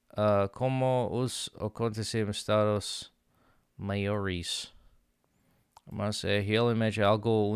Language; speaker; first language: Portuguese; non-native, learner; English